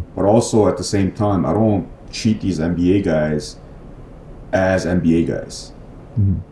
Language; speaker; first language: English; non-native, fluent; Korean